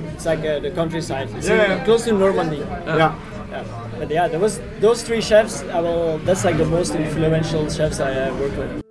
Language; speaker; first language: English; non-native, fluent; Dutch